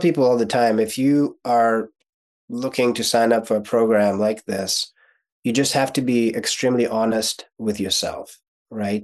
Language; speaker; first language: English; non-native, fluent; Russian